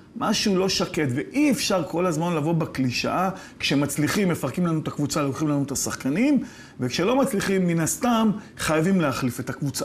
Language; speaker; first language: Hebrew; native; Hebrew